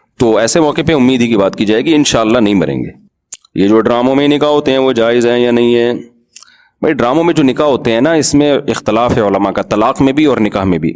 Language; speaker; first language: Urdu; native; Urdu